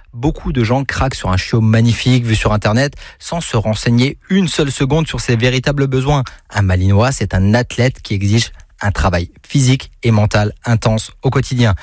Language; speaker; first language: French; native; French